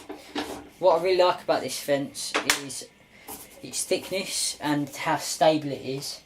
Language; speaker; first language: English; native; English